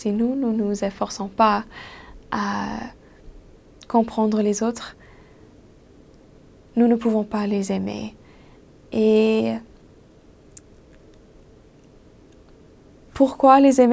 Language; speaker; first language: French; non-native, fluent; English